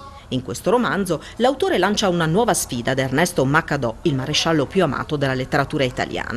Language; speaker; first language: Italian; native; Italian